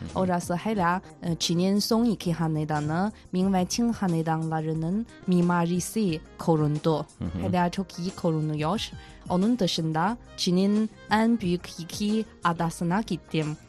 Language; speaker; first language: Turkish; non-native, fluent; Chinese